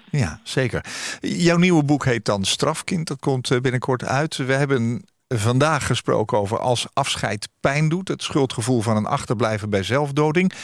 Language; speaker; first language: Dutch; native; Dutch